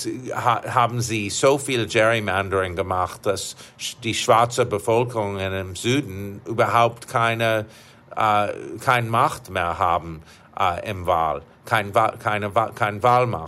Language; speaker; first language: German; non-native, fluent; English